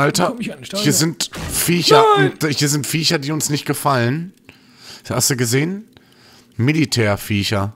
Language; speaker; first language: German; native; German